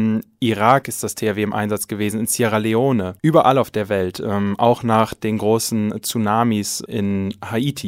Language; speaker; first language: German; native; German